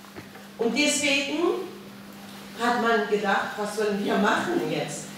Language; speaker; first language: German; non-native, fluent; Persian